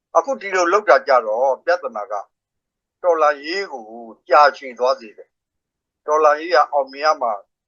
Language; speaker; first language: Burmese; non-native, local second language; S'gaw Karen